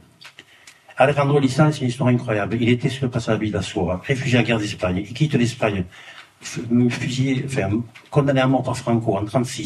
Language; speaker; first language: French; native; French